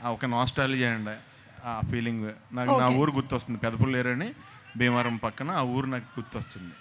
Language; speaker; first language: Telugu; native; Telugu